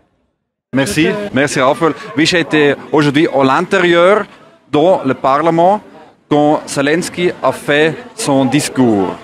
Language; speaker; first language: French; non-native, learner; German